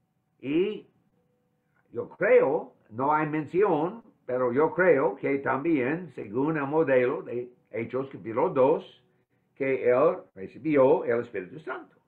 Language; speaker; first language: Spanish; non-native, fluent; English